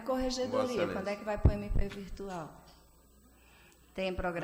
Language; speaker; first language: Portuguese; native; Portuguese